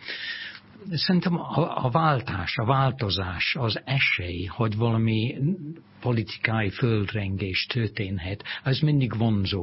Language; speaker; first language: Hungarian; non-native, fluent; English